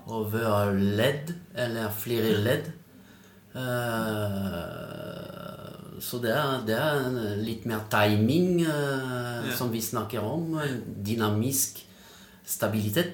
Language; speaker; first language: Norwegian; non-native, fluent; French